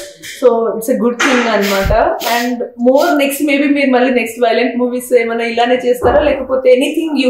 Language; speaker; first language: Telugu; native; Telugu